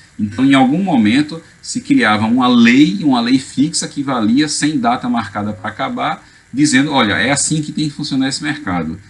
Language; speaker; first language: Portuguese; native; Portuguese